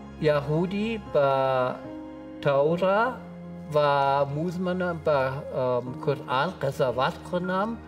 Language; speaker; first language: Persian; non-native, learner; German